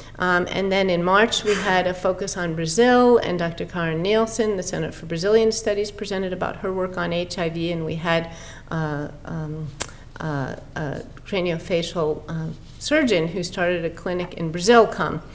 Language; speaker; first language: English; native; English